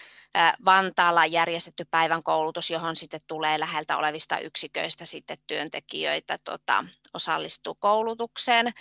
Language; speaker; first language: Finnish; native; Finnish